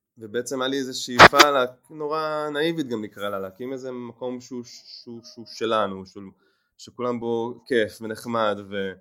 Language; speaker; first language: Hebrew; native; Hebrew